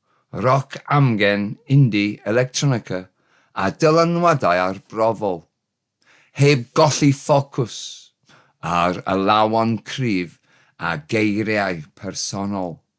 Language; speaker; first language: Welsh; non-native, learner; English